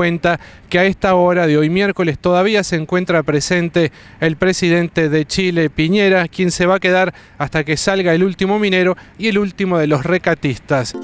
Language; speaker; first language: Spanish; native; Spanish